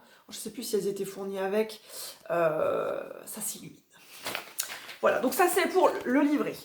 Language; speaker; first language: French; native; French